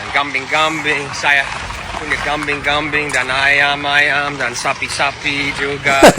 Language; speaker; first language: Indonesian; non-native, learner; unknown